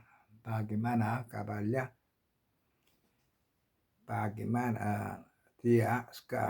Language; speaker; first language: Indonesian; non-native, learner; Korean